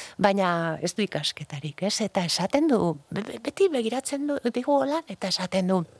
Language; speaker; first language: Basque; non-native, local second language; Spanish